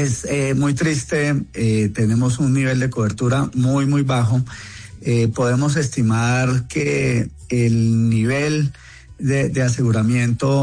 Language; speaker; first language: Spanish; native; Spanish